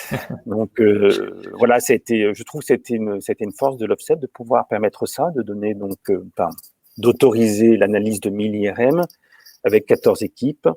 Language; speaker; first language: French; native; French